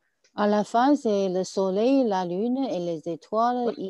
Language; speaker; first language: French; non-native, learner; Chinese